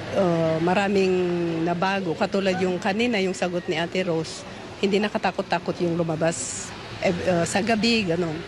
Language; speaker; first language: Filipino; non-native, local second language; Iloko